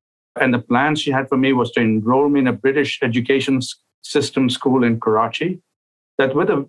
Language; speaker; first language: English; non-native, local second language; Urdu